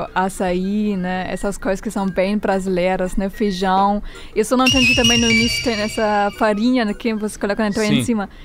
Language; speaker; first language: Portuguese; non-native, fluent; German